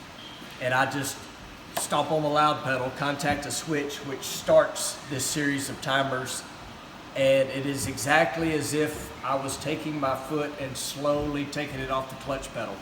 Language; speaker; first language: English; native; English